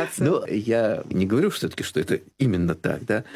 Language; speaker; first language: Russian; native; Russian